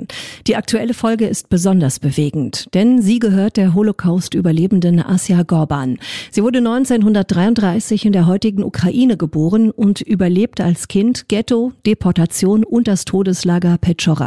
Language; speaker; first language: German; native; German